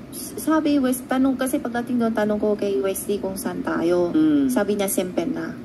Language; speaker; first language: Filipino; non-native, learner; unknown